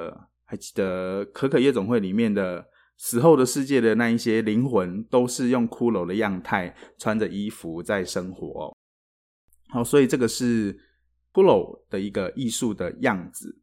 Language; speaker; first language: Chinese; native; Chinese